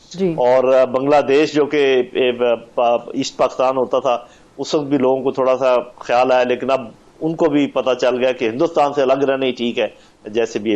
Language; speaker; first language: Urdu; native; Urdu